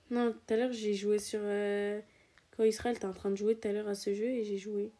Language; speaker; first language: French; native; French